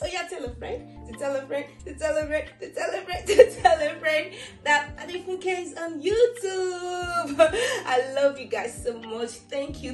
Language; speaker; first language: English; non-native, local second language; Yoruba